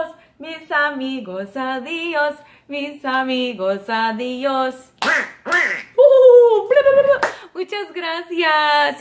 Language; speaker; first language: Spanish; non-native, fluent; English